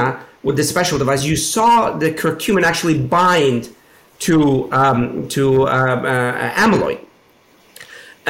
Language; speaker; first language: English; native; English